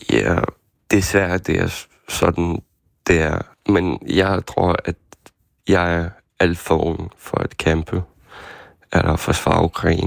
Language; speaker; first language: Danish; non-native, fluent; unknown